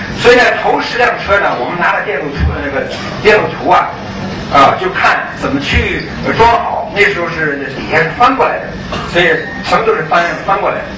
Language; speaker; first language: Chinese; early bilingual, other home language; English